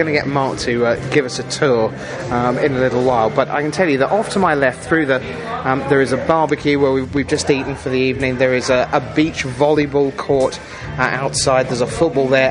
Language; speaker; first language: English; native; English